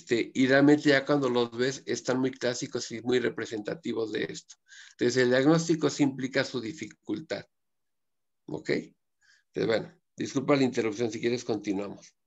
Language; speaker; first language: Spanish; native; Spanish